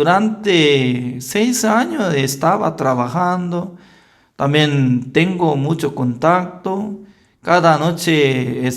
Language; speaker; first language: Spanish; non-native, learner; Korean